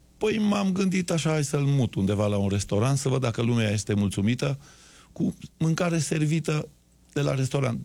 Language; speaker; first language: Romanian; native; Romanian